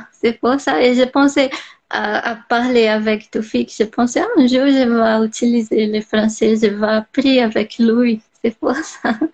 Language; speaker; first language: French; non-native, learner; Portuguese